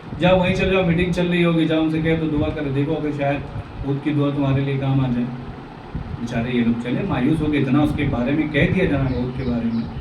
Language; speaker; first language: Urdu; native; Urdu